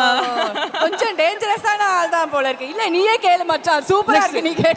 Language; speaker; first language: Tamil; native; Tamil